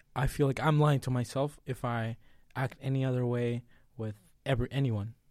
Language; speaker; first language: English; early bilingual, other home language; Spanish